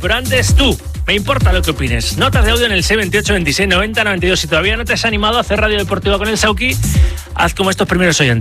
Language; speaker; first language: Spanish; native; Spanish